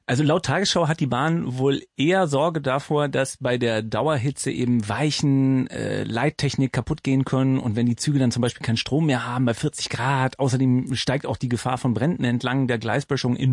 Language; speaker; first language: German; native; German